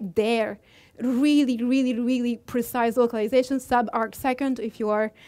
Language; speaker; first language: English; non-native, fluent; Italian